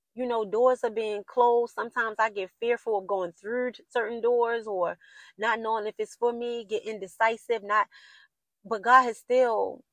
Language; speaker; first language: English; native; English